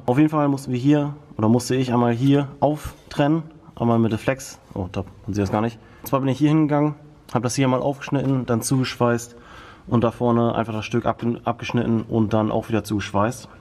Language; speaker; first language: German; native; German